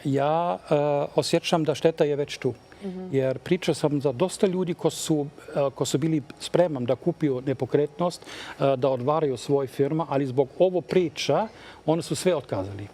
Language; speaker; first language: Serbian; non-native, learner; German